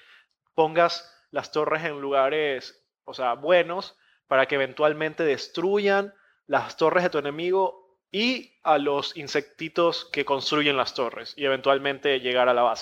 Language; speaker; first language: Spanish; native; Spanish